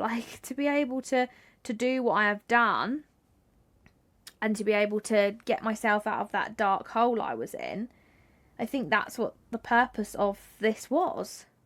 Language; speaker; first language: English; native; English